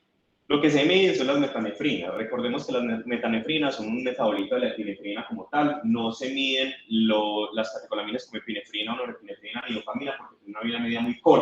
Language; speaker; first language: Spanish; native; Spanish